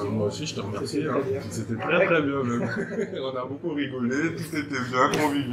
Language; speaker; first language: French; native; French